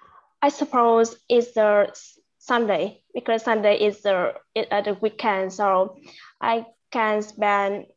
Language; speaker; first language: English; non-native, learner; Vietnamese